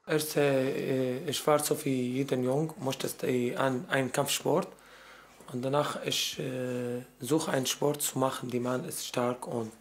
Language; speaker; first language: German; non-native, learner; Arabic